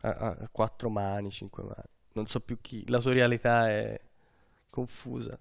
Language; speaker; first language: Italian; native; Italian